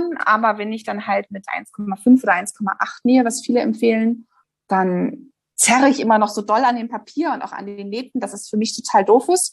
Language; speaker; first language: German; native; German